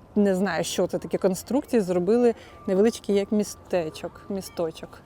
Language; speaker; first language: Ukrainian; non-native, local second language; Russian